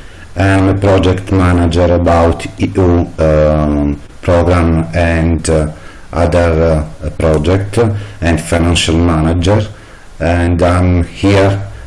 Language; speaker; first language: English; non-native, learner; Italian